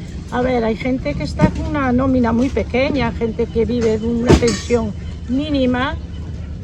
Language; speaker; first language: Spanish; native; Spanish